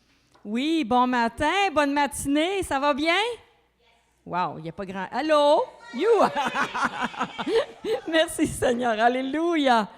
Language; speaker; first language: French; native; French